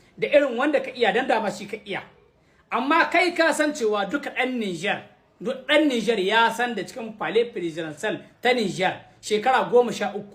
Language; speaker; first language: Hausa; native; Hausa